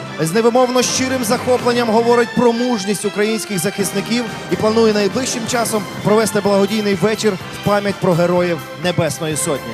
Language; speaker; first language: Ukrainian; native; Ukrainian